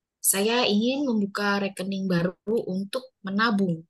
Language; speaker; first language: Indonesian; non-native, learner; Japanese